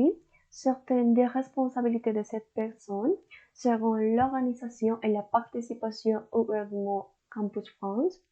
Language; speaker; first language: French; non-native, learner; Spanish